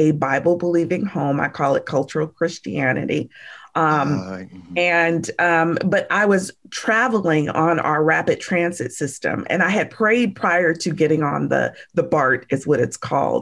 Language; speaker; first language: English; native; English